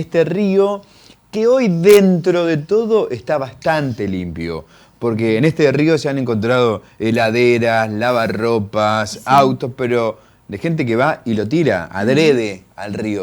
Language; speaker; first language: Spanish; native; Spanish